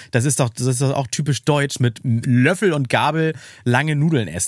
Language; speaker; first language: German; native; German